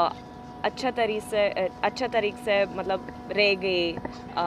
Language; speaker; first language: Hindi; non-native, fluent; Swedish